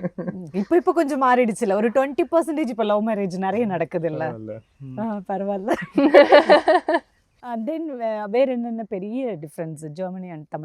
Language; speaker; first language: Tamil; native; Tamil